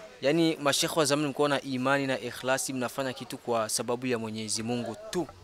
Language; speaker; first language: Swahili; native; Swahili